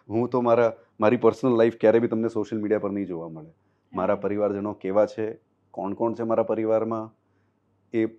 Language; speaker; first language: Gujarati; non-native, local second language; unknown